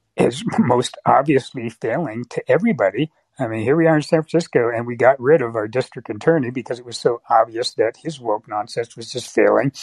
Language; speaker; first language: English; native; English